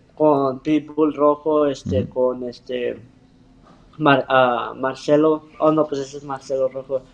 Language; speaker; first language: Spanish; early bilingual, heritage; Spanish